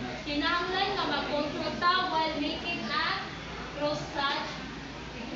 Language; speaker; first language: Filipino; non-native, local second language; Cebuano